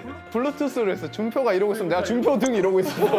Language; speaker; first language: Korean; native; Korean